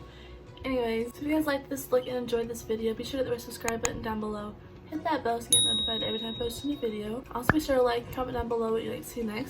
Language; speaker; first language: English; native; English